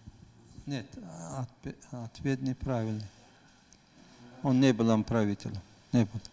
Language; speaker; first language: Russian; non-native, local second language; Tajik